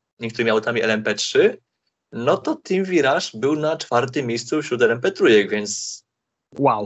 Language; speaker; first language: Polish; native; Polish